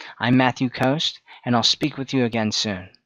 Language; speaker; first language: English; native; English